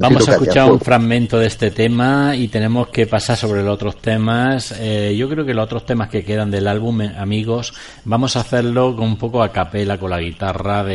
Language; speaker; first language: Spanish; native; Spanish